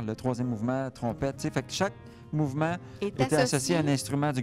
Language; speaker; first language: French; native; French